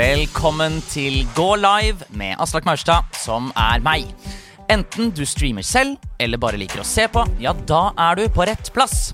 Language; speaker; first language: Norwegian; native; Norwegian